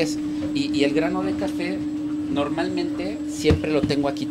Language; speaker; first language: Spanish; native; Spanish